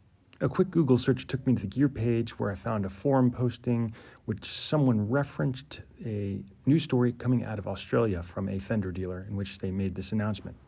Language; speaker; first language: English; native; English